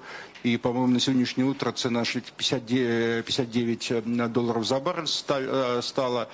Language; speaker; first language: Russian; native; Russian